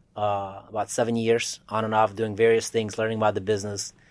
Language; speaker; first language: English; early bilingual, other home language; Russian